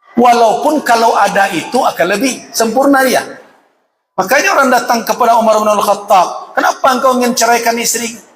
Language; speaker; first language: Malay; non-native, local second language; Minangkabau